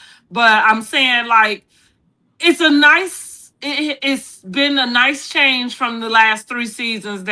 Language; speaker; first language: English; native; English